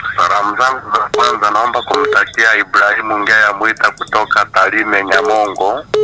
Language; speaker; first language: Swahili; native; Swahili